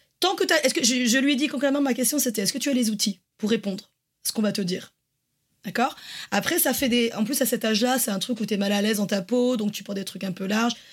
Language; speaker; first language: French; native; French